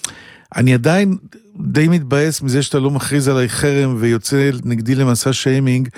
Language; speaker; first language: Hebrew; native; Hebrew